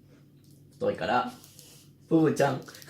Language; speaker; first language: Japanese; non-native, learner; Spanish